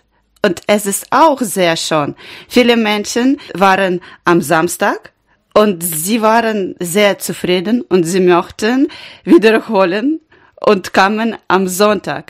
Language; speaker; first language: German; non-native, learner; Ukrainian